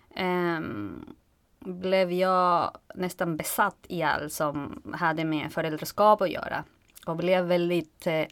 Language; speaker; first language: Swedish; non-native, fluent; Spanish